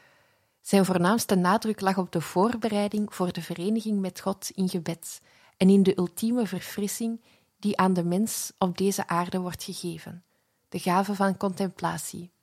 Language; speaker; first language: Dutch; native; Dutch